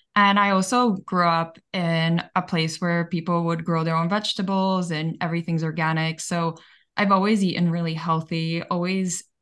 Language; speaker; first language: English; early bilingual, other home language; Bulgarian